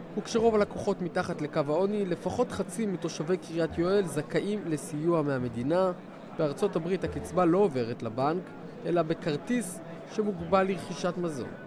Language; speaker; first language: Hebrew; native; Hebrew